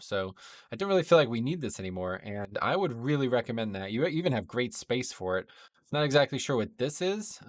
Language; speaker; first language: English; native; English